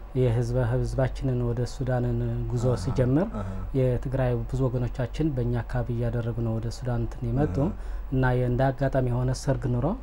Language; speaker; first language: Amharic; non-native, local second language; Tigrinya